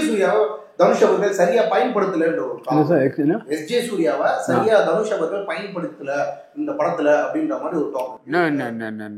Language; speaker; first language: Tamil; native; Tamil